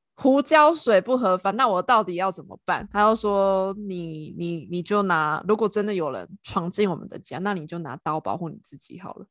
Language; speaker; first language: Chinese; native; Chinese